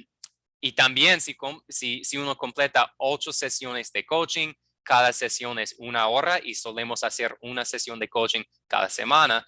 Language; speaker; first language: Spanish; non-native, fluent; English